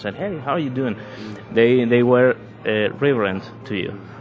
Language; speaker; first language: English; non-native, fluent; Spanish